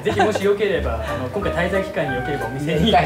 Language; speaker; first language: Japanese; native; Japanese